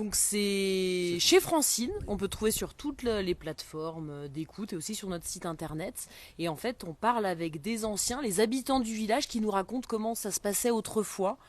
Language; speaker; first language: French; native; French